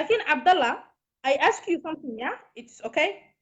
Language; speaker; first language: English; non-native, learner; Somali